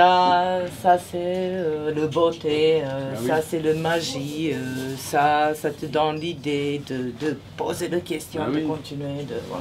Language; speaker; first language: French; non-native, fluent; Serbian